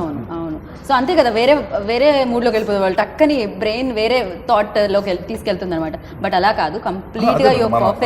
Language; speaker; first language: Telugu; native; Telugu